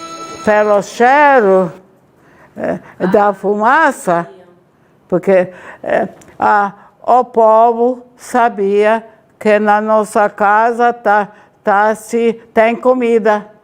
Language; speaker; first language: Portuguese; early bilingual, other home language; Ukrainian